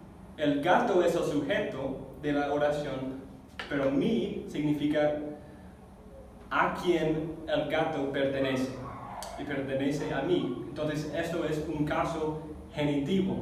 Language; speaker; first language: Spanish; non-native, fluent; English